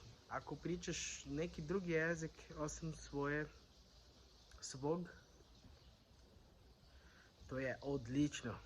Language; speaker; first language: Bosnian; non-native, learner; Portuguese